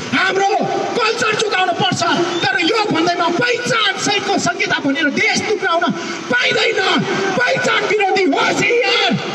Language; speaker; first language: Nepali; non-native, local second language; Newari